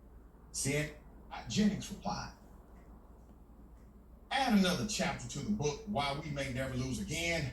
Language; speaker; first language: English; native; English